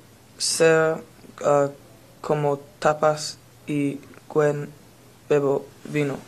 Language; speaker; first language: Spanish; non-native, learner; English